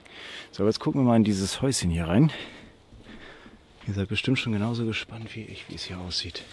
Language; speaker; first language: German; native; German